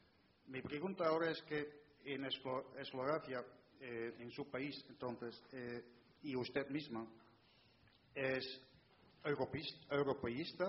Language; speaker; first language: Spanish; non-native, fluent; Dutch